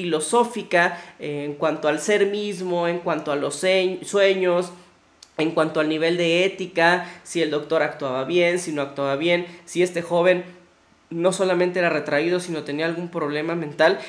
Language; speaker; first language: Spanish; native; Spanish